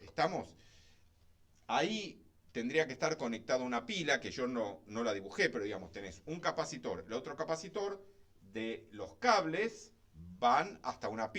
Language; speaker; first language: Spanish; native; Spanish